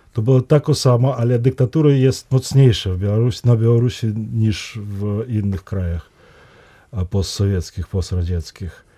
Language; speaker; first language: Polish; non-native, fluent; Russian